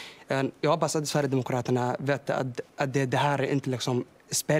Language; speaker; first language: Swedish; non-native, learner; Somali